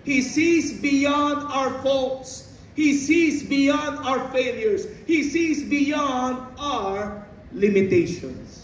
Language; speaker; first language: English; non-native, local second language; Filipino